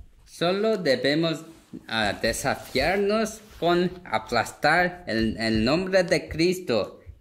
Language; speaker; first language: Spanish; non-native, fluent; Korean